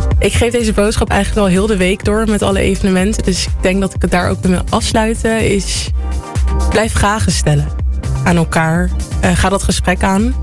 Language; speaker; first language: Dutch; native; Dutch